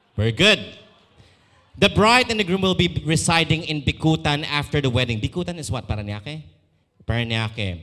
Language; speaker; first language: English; non-native, local second language; Filipino